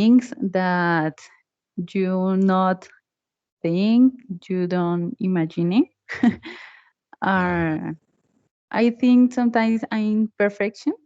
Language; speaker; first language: English; non-native, learner; Spanish